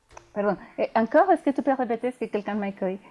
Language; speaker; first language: French; non-native, fluent; Spanish